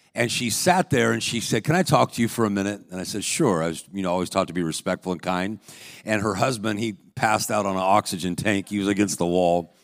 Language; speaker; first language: English; native; English